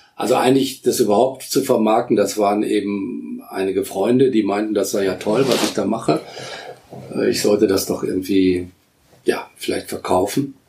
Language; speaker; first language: German; native; German